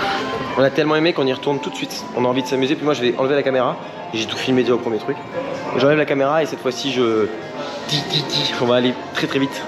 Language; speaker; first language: French; native; French